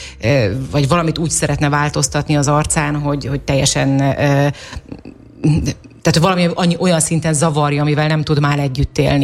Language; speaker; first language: Hungarian; native; Hungarian